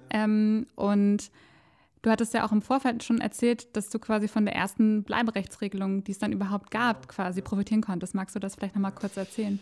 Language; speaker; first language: German; native; German